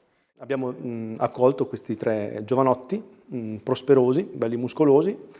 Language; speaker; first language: Italian; native; Italian